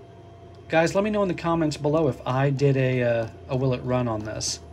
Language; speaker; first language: English; native; English